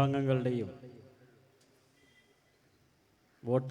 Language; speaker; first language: Malayalam; native; Malayalam